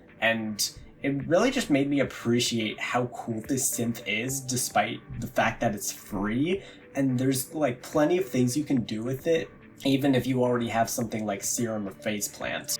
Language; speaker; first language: English; native; English